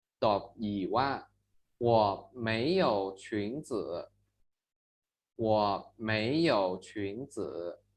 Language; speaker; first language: Chinese; non-native, fluent; Thai